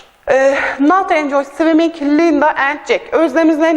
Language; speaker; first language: English; non-native, fluent; Turkish